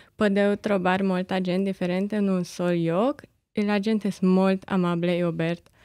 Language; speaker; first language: Catalan; non-native, learner; Romanian